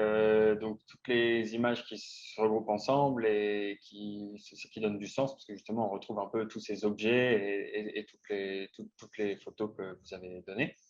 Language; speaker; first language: French; native; French